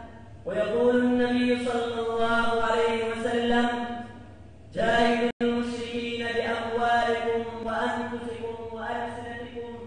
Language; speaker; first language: Arabic; non-native, fluent; Urdu